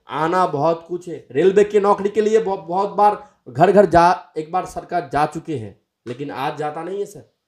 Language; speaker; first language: Hindi; non-native, local second language; Bangla